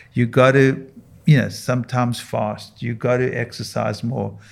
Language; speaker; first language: English; native; English